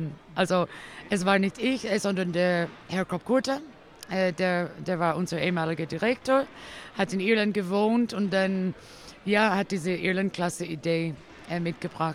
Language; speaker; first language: German; non-native, learner; English